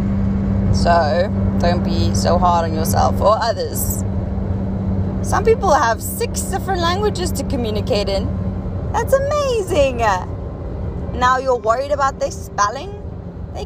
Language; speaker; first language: English; non-native, local second language; Afrikaans